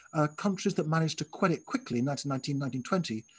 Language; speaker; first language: English; native; English